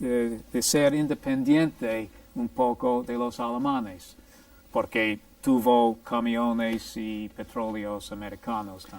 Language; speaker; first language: Spanish; non-native, fluent; English